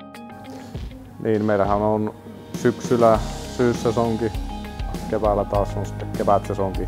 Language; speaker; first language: Finnish; native; Finnish